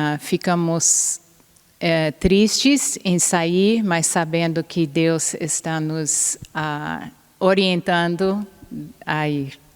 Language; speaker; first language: Portuguese; non-native, fluent; English